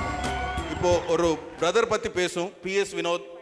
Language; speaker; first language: Tamil; non-native, learner; Telugu